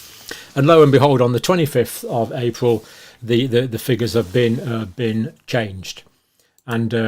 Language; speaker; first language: English; native; English